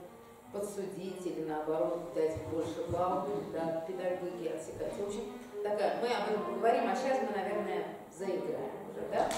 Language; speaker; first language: Russian; native; Russian